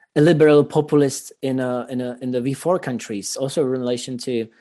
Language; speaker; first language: English; non-native, fluent; Czech